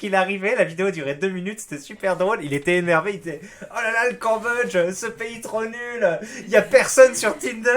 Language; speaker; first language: French; native; French